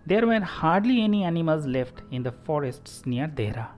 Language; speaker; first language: English; non-native, local second language; Bangla